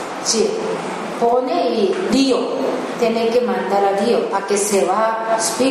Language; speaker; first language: Spanish; non-native, learner; Japanese